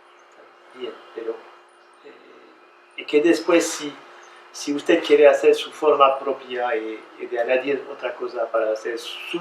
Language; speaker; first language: Spanish; non-native, learner; French